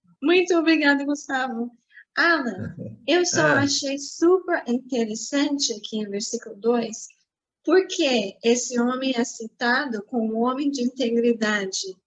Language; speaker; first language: Portuguese; non-native, fluent; English